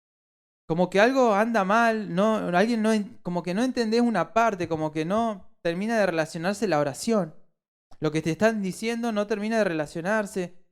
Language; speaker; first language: Spanish; native; Spanish